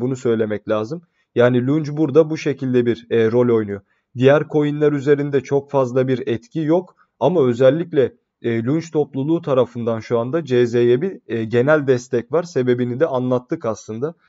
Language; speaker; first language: Turkish; native; Turkish